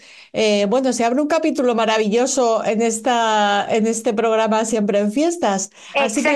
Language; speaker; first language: Spanish; native; Spanish